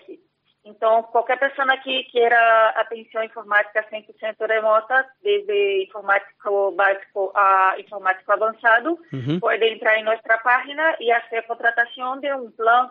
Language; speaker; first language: Spanish; non-native, fluent; Portuguese